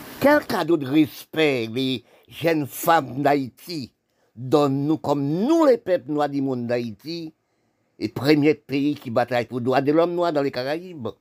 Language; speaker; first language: French; non-native, local second language; Haitian Creole